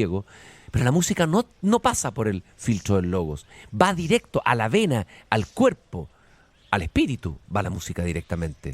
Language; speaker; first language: Spanish; native; Spanish